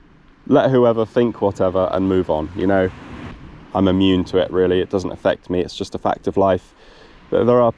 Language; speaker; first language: English; native; English